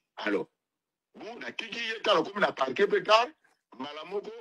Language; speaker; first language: Lingala; native; Lingala